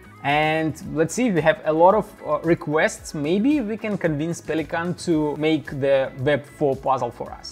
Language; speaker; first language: English; non-native, fluent; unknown